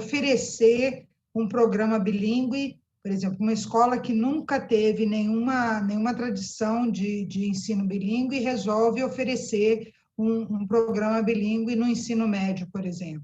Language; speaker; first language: Portuguese; native; Portuguese